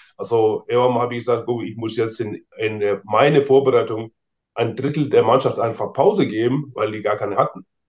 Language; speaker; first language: German; non-native, fluent; Icelandic